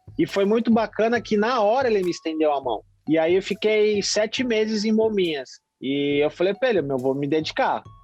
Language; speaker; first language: Portuguese; native; Portuguese